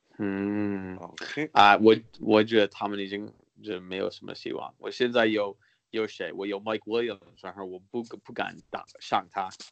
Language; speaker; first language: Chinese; early bilingual, heritage; Chinese